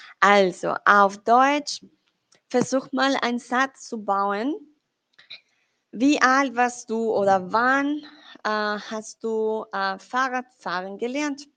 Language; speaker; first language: German; non-native, learner; Spanish